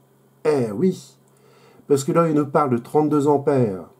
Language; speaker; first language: French; native; French